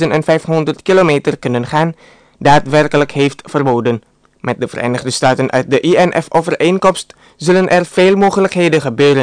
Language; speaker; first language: Dutch; non-native, fluent; Indonesian